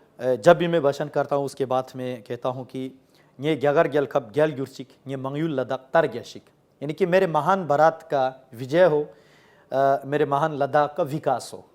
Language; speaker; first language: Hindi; non-native, local second language; Ladakhi